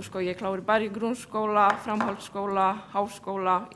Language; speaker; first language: Icelandic; non-native, fluent; Polish